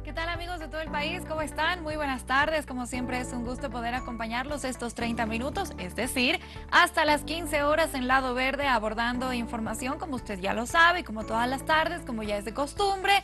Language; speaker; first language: Spanish; native; Spanish